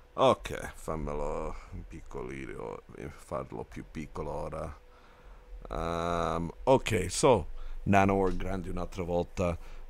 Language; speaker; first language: Italian; non-native, learner; English